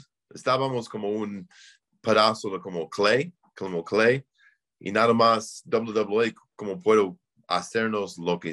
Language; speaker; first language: Spanish; non-native, learner; English